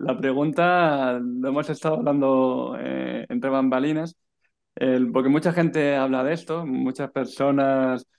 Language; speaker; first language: Spanish; native; Spanish